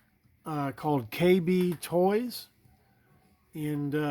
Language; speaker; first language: English; native; English